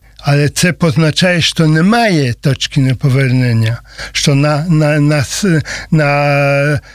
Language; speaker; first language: Ukrainian; non-native, learner; Polish